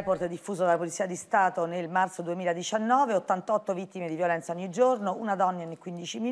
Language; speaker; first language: Italian; native; Italian